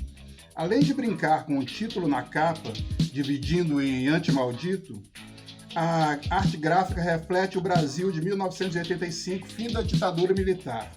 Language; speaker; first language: Portuguese; native; Portuguese